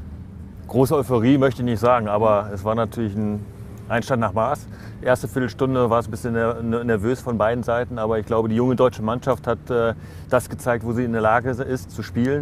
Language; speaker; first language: German; native; German